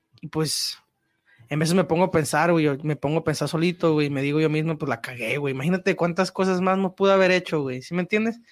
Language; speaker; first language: Spanish; early bilingual, heritage; Spanish